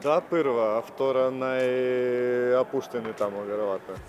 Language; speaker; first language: Macedonian; non-native, fluent; Russian